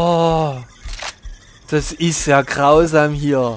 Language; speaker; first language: German; native; German